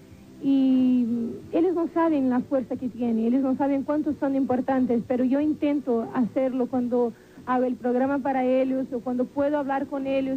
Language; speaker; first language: Spanish; non-native, fluent; Portuguese